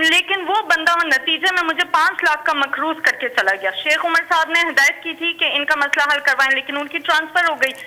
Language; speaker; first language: Urdu; native; Urdu